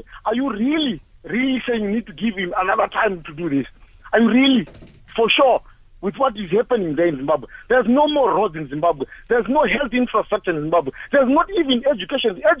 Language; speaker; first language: English; non-native, local second language; Shona